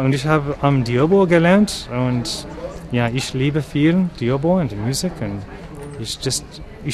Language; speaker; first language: German; non-native, learner; English